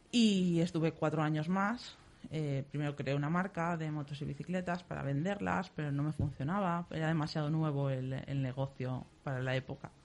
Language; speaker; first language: Spanish; native; Spanish